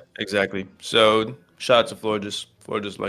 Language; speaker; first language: English; native; English